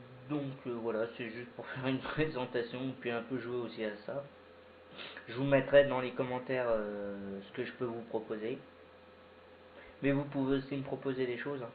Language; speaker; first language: French; native; French